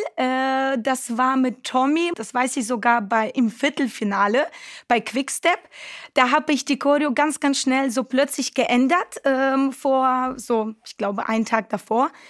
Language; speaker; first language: German; non-native, fluent; Romanian